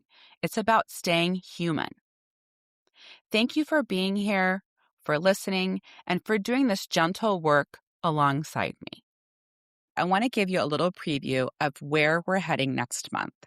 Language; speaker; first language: English; native; English